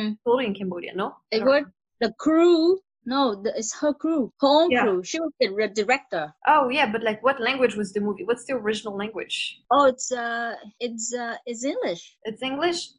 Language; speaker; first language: English; non-native, fluent; Vietnamese